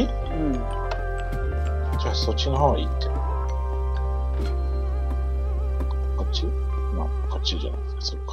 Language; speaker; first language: Japanese; non-native, fluent; English